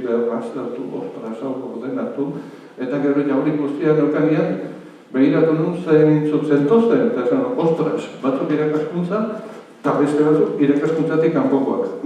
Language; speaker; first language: Basque; native; Basque